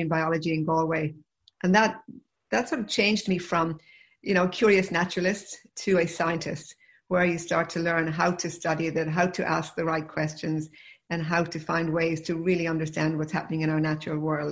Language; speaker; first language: English; native; English